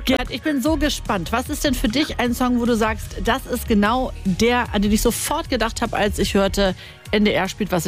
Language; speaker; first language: German; native; German